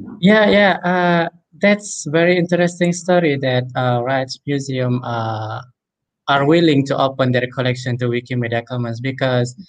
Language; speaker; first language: English; non-native, fluent; Indonesian